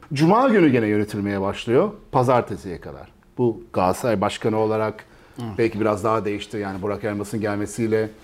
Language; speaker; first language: Turkish; early bilingual, heritage; Turkish